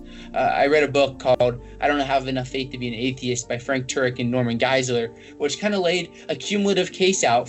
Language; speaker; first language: English; native; English